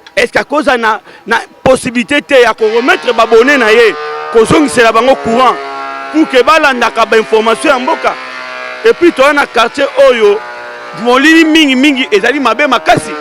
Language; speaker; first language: Lingala; native; Lingala